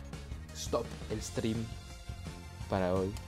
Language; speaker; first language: Spanish; non-native, learner; French